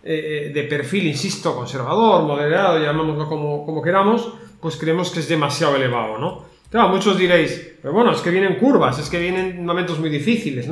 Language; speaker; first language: Spanish; native; Spanish